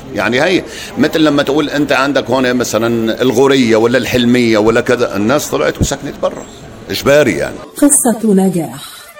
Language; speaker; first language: Arabic; native; Arabic